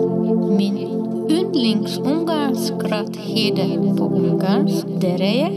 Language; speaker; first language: Danish; non-native, learner; Hungarian